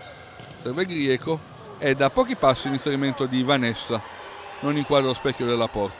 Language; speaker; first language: Italian; native; Italian